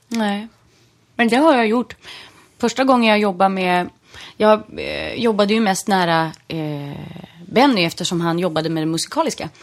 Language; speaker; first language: Swedish; native; Swedish